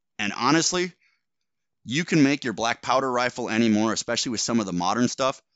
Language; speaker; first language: English; native; English